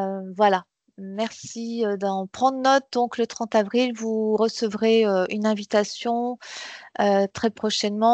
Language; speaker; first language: French; native; French